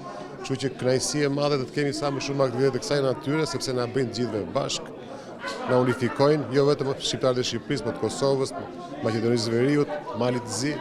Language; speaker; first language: Albanian; native; Albanian